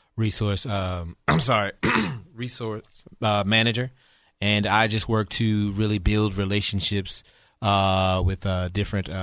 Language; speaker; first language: English; native; English